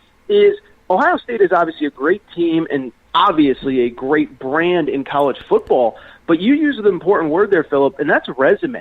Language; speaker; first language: English; native; English